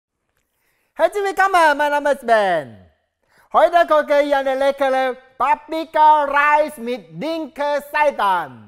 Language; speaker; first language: German; non-native, learner; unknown